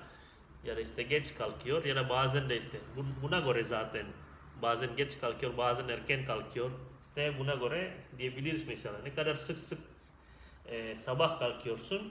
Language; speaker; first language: Turkish; non-native, fluent; Indonesian